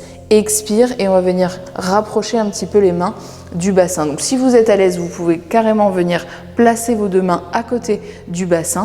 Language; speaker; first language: French; native; French